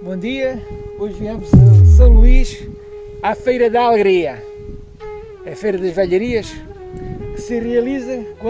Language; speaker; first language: Portuguese; native; Portuguese